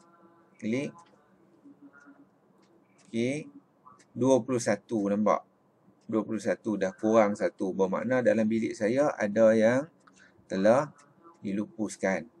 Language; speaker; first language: Malay; native; Malay